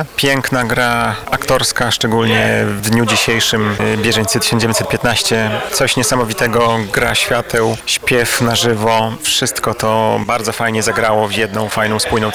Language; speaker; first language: Polish; native; Polish